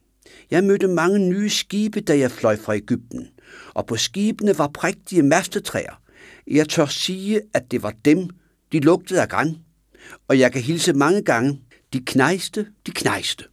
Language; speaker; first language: Danish; native; Danish